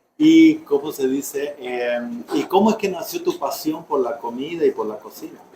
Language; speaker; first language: Spanish; native; Spanish